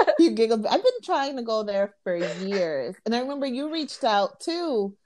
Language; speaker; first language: English; early bilingual, other home language; Spanish